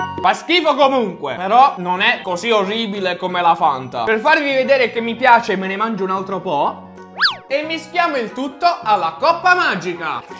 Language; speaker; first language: Italian; native; Italian